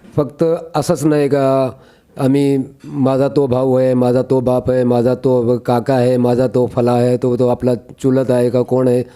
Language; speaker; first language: Marathi; non-native, local second language; Urdu